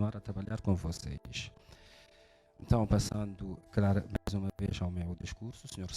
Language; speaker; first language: Portuguese; non-native, fluent; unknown